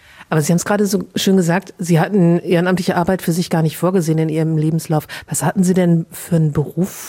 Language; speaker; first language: German; native; German